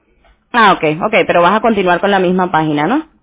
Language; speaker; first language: Spanish; non-native, fluent; English